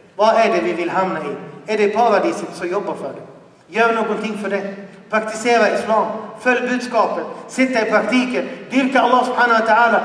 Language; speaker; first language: Swedish; non-native, fluent; Arabic